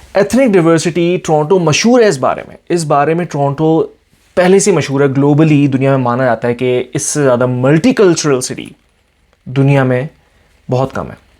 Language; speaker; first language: Urdu; native; Urdu